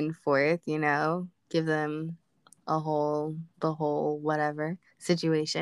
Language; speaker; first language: English; native; English